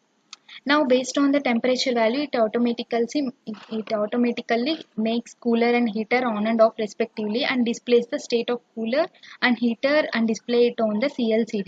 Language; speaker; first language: English; non-native, local second language; Telugu